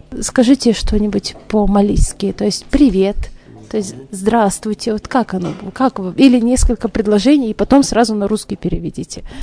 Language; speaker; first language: Russian; native; Russian